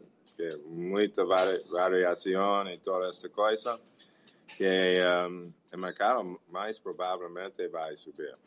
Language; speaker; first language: Portuguese; non-native, learner; English